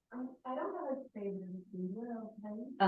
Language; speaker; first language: English; non-native, learner; Portuguese